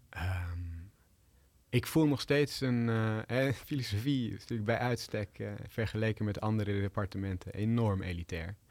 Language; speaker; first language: Dutch; native; Dutch